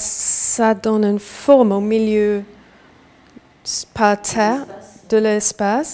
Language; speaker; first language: French; non-native, fluent; English